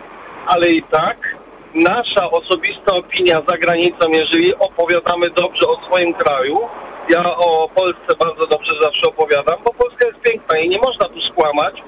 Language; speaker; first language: Polish; early bilingual, heritage; Polish